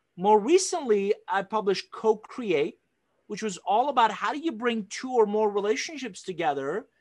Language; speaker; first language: English; non-native, fluent; Persian